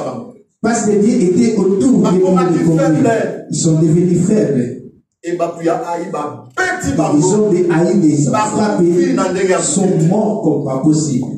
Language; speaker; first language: French; non-native, local second language; Lingala